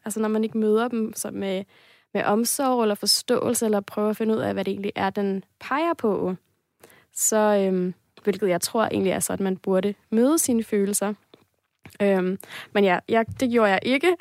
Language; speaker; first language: Danish; native; Danish